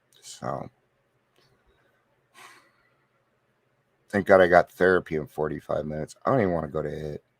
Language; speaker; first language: English; native; English